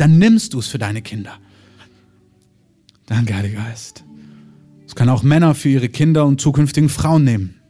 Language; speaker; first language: German; native; German